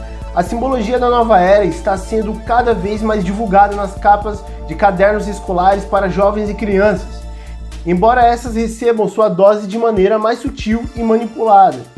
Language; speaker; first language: Portuguese; native; Portuguese